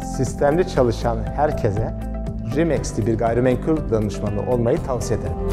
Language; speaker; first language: Turkish; early bilingual, heritage; Turkish